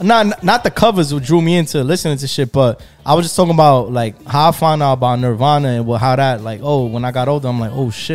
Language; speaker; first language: English; early bilingual, other home language; Spanish